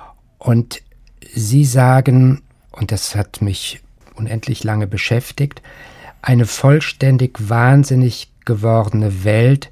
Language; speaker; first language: German; native; German